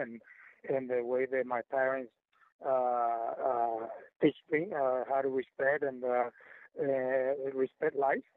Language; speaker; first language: English; non-native, fluent; Spanish